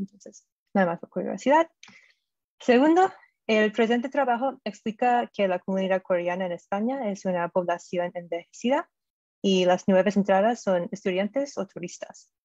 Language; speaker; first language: Spanish; non-native, fluent; English